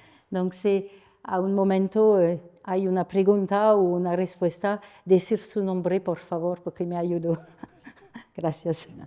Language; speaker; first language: Spanish; non-native, learner; French